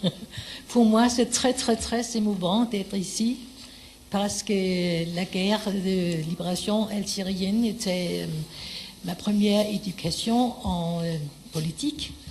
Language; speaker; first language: French; non-native, fluent; Danish